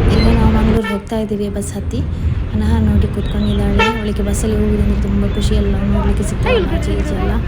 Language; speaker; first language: Kannada; non-native, local second language; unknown